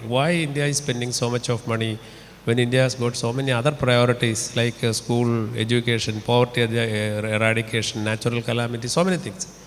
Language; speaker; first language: English; non-native, local second language; Malayalam